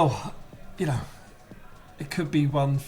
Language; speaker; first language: English; native; English